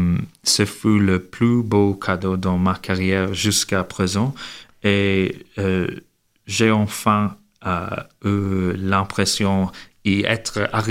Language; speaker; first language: French; non-native, learner; English